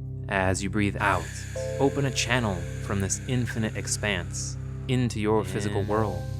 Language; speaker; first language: English; native; English